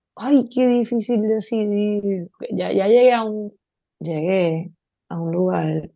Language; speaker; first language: Spanish; native; Spanish